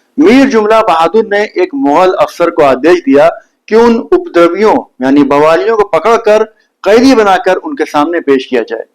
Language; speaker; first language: Urdu; native; Urdu